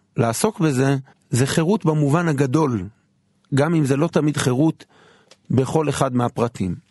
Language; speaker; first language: Hebrew; native; Hebrew